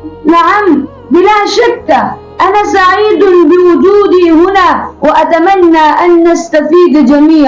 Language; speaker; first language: Arabic; non-native, learner; Urdu